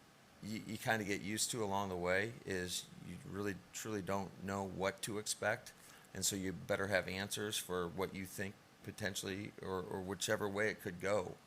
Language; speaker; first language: English; native; English